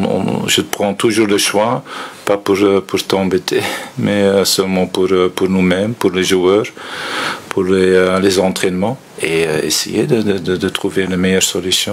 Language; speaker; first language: French; non-native, fluent; Dutch